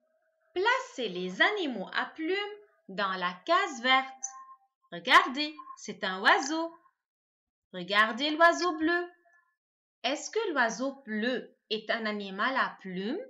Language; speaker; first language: French; non-native, local second language; Arabic